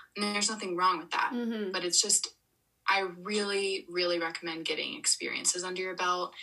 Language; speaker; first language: English; native; English